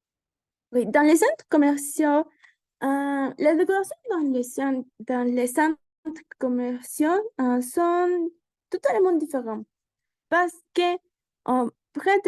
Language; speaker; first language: French; non-native, learner; Spanish